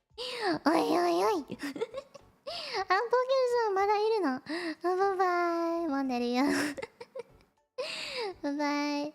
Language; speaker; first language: Japanese; non-native, learner; Cantonese